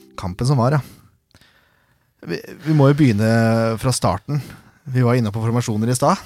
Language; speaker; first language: Norwegian; native; Norwegian